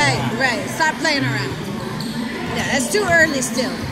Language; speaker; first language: English; native; English